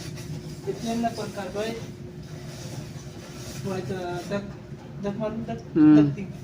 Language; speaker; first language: Arabic; non-native, learner; Hindi